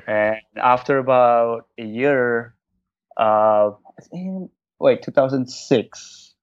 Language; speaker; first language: English; non-native, fluent; Indonesian